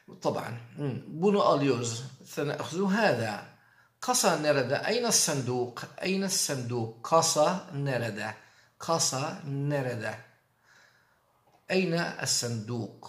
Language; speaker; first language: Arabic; non-native, fluent; Turkish